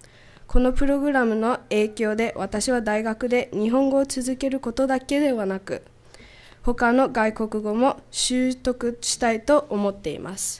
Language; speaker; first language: Japanese; non-native, fluent; English